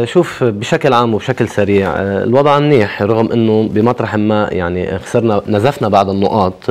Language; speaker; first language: Arabic; native; Arabic